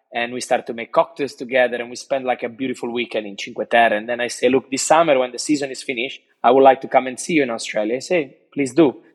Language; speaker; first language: English; non-native, fluent; Italian